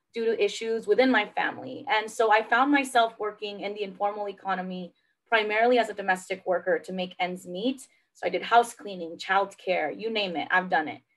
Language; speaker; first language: English; native; English